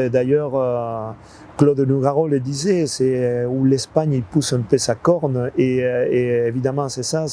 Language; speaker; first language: French; non-native, fluent; Spanish